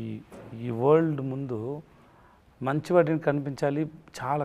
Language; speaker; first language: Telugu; non-native, learner; Tamil